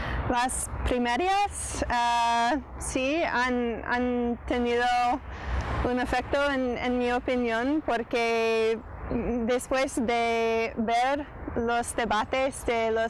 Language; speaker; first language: Spanish; non-native, fluent; English